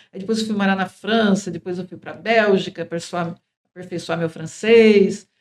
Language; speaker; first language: Portuguese; native; Portuguese